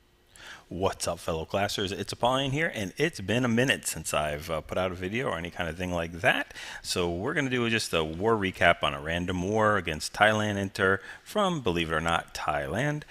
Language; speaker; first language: English; native; English